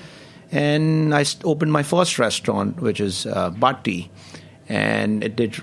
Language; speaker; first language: English; non-native, local second language; Hindi